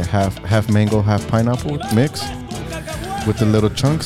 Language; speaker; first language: English; native; English